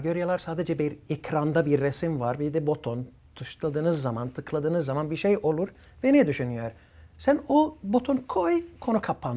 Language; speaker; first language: Turkish; early bilingual, other home language; Arabic